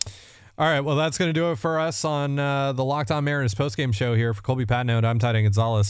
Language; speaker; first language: English; native; English